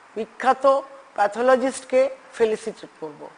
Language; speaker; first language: Bangla; native; Bangla